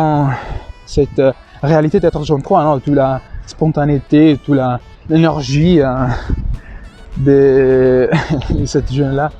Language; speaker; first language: French; non-native, fluent; Spanish